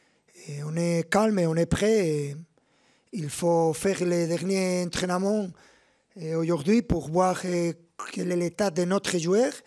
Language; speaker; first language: French; non-native, fluent; Spanish